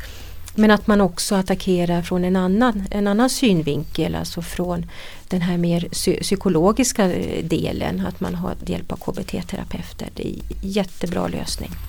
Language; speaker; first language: Swedish; native; Swedish